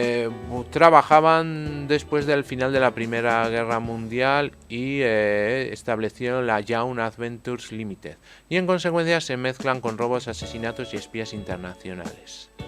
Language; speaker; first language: Spanish; native; Spanish